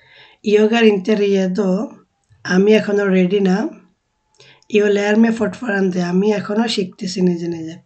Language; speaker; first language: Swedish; non-native, fluent; Bangla